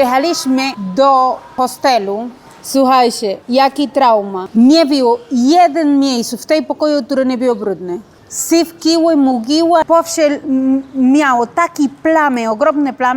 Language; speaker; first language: Polish; non-native, learner; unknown